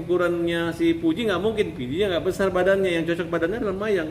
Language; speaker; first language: Indonesian; native; Indonesian